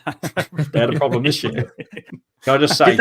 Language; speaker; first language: English; native; English